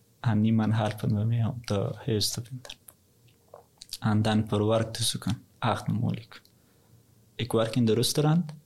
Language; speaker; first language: Dutch; non-native, learner; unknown